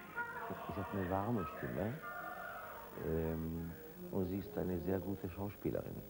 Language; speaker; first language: German; non-native, fluent; Italian